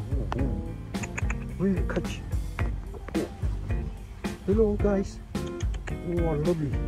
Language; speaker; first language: English; non-native, learner; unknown